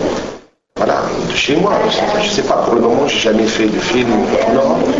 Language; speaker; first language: French; non-native, local second language; Arabic